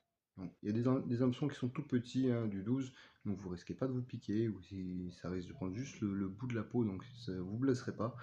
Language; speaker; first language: French; native; French